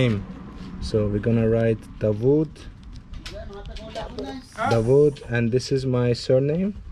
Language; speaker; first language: English; non-native, fluent; Azerbaijani